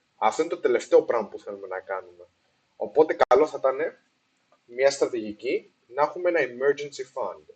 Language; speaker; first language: Greek; early bilingual, heritage; Greek